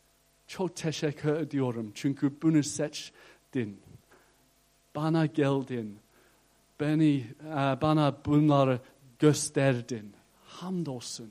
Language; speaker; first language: Turkish; non-native, fluent; English